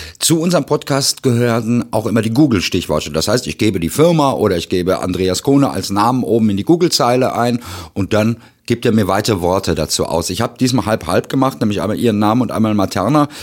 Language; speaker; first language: German; native; German